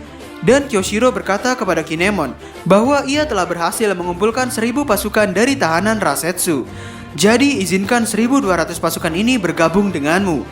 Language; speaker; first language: Indonesian; native; Indonesian